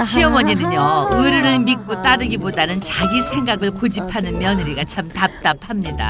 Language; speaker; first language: Korean; native; Korean